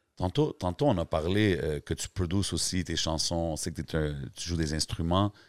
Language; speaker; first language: French; native; French